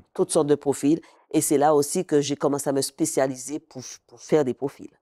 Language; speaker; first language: French; native; French